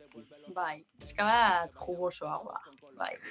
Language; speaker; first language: Basque; non-native, local second language; Spanish